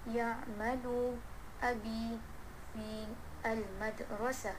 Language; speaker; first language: Arabic; non-native, learner; Malay